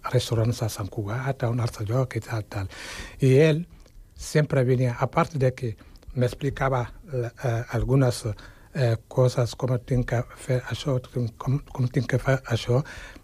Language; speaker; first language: Catalan; non-native, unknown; Wolof